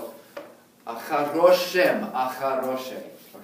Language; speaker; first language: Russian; non-native, fluent; English